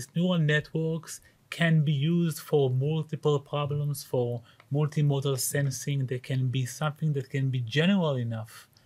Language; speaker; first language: English; non-native, fluent; Hebrew